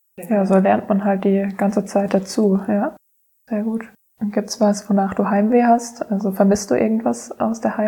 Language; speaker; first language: German; native; German